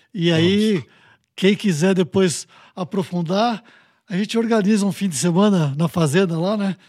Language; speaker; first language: Portuguese; native; Portuguese